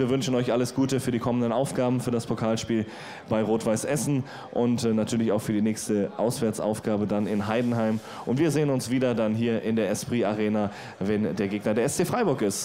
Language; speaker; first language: German; native; German